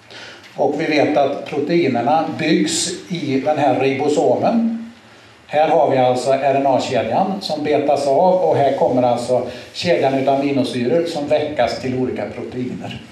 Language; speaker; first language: Swedish; native; Swedish